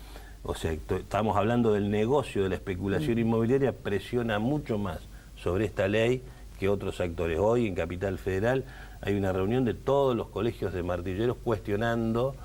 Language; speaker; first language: Spanish; native; Spanish